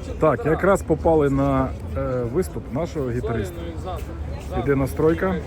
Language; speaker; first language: Ukrainian; native; Ukrainian